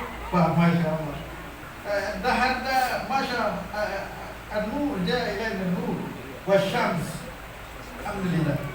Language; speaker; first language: Arabic; non-native, fluent; Indonesian